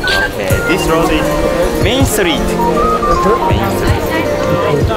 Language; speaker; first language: English; non-native, learner; Japanese